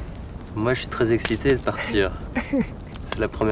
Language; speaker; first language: French; native; French